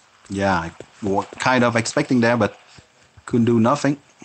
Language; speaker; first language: English; non-native, fluent; French